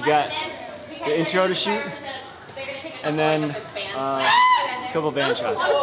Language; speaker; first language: English; native; English